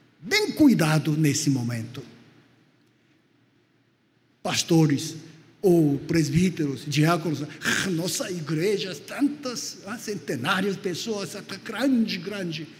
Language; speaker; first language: Portuguese; non-native, fluent; Korean